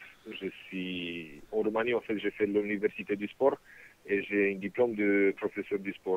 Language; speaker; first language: French; non-native, fluent; Romanian